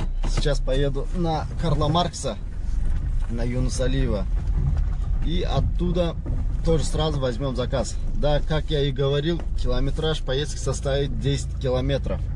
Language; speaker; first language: Russian; non-native, local second language; Kyrgyz